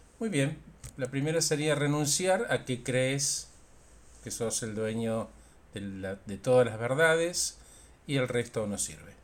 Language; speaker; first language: Spanish; native; Spanish